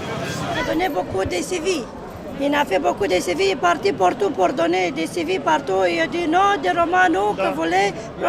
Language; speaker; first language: French; non-native, learner; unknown